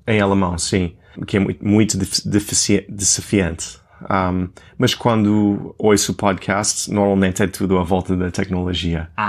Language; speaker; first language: Portuguese; non-native, fluent; English